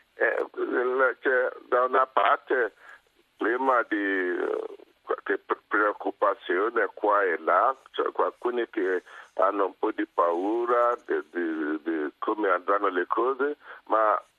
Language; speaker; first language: Italian; non-native, fluent; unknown